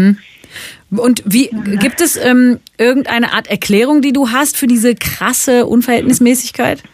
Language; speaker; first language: German; native; German